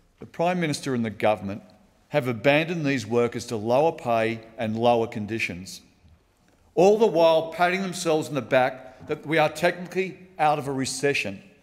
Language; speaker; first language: English; native; English